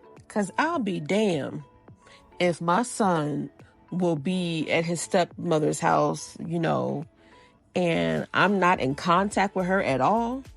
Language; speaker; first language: English; native; English